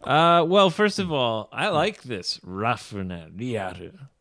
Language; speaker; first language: English; native; English